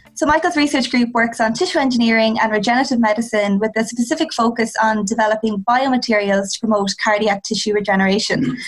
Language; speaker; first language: English; native; English